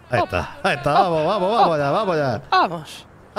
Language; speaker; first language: Spanish; native; Spanish